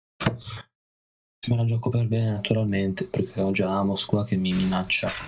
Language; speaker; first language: Italian; native; Italian